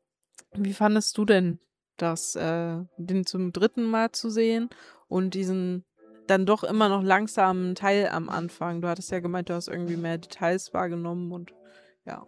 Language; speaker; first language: German; native; German